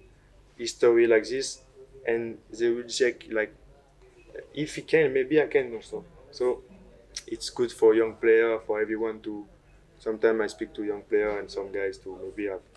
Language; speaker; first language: English; non-native, learner; French